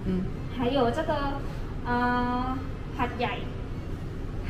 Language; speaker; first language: Chinese; non-native, learner; Thai